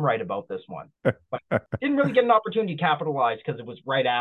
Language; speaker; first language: English; native; English